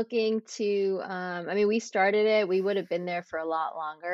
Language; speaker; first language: English; native; English